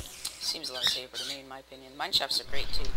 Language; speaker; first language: English; native; English